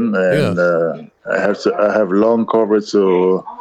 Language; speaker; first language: English; non-native, learner; Kabuverdianu